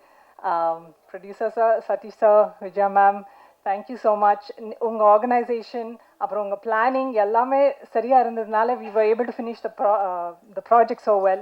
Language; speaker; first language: Tamil; non-native, learner; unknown